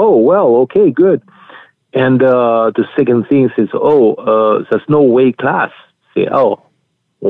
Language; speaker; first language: English; non-native, fluent; French